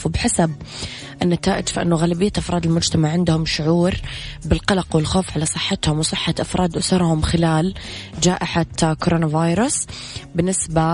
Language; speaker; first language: Arabic; native; Arabic